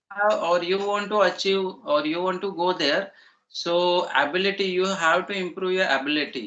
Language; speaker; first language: English; non-native, learner; Marathi